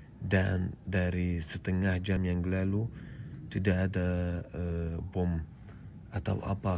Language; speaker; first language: Indonesian; non-native, fluent; Arabic